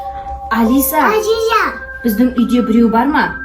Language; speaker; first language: Kazakh; native; Kazakh